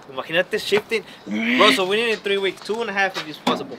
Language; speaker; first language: English; early bilingual, other home language; Spanish